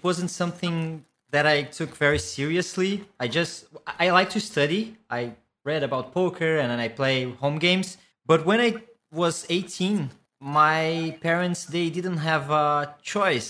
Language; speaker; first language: English; non-native, fluent; Portuguese